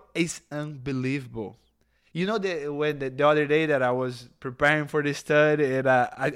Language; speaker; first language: English; non-native, fluent; Portuguese